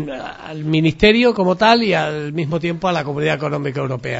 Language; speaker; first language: Spanish; native; Spanish